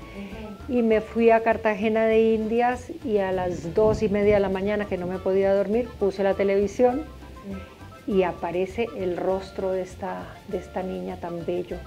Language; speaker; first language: Spanish; native; Spanish